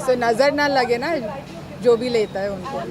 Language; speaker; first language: Hindi; native; Hindi